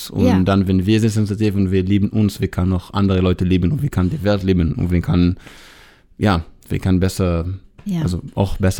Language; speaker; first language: German; non-native, learner; Hebrew